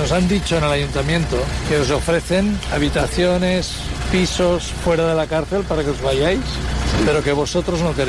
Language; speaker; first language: Spanish; native; Spanish